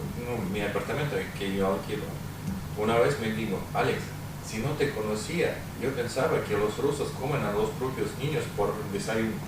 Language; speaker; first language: Spanish; non-native, fluent; Russian